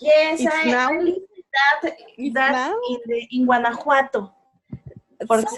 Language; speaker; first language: English; non-native, learner; Spanish